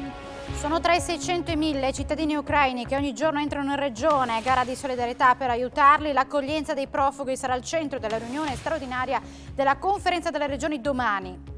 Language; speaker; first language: Italian; native; Italian